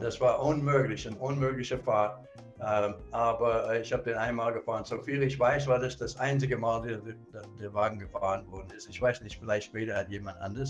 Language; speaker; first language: German; non-native, fluent; English